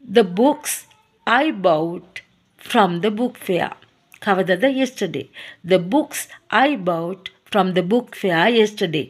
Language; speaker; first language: English; non-native, local second language; Sinhala